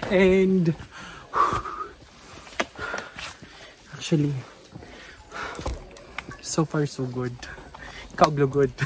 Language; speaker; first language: English; non-native, local second language; Cebuano